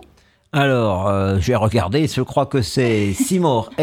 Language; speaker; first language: French; native; French